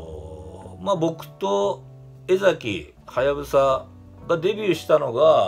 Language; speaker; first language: Japanese; native; Japanese